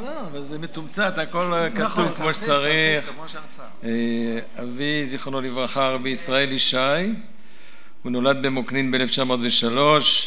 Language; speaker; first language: Hebrew; early bilingual, other home language; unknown